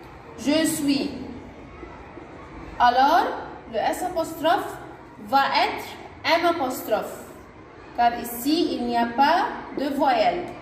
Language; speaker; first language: French; non-native, fluent; Arabic